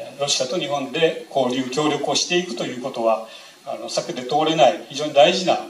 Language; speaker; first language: Japanese; native; Japanese